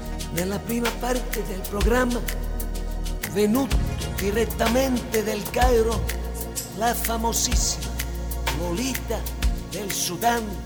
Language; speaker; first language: Italian; non-native, learner; Dutch